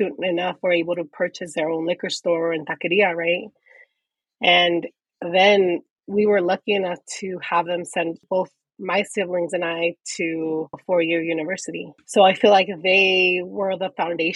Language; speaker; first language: English; native; English